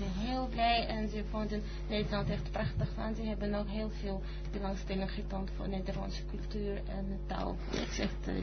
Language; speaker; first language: Dutch; non-native, fluent; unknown